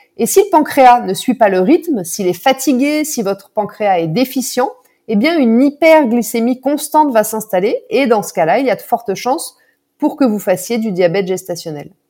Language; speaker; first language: French; native; French